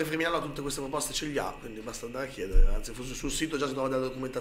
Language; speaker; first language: Italian; native; Italian